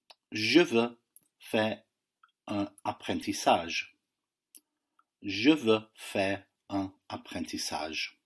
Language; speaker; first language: French; non-native, fluent; English